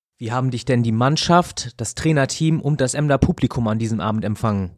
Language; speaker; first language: German; native; German